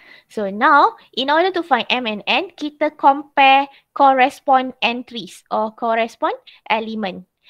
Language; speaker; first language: English; non-native, local second language; Malay